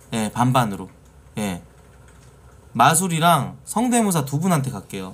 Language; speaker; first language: Korean; native; Korean